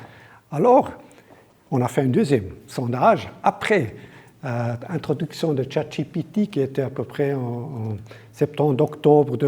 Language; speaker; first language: French; non-native, local second language; German